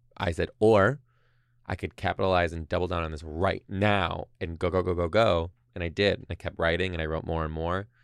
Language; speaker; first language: English; native; English